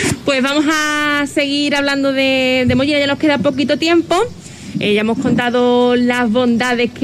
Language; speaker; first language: Spanish; native; Spanish